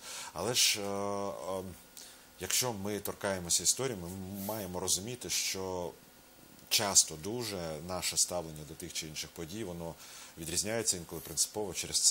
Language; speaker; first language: Ukrainian; native; Ukrainian